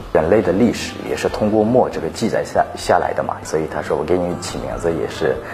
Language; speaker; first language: Chinese; non-native, fluent; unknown